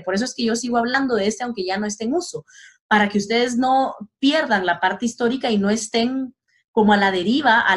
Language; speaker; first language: Spanish; native; Spanish